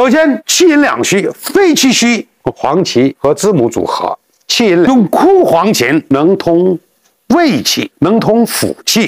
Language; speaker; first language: Chinese; native; Chinese